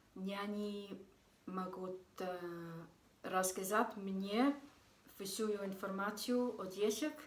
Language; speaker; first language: Russian; non-native, learner; English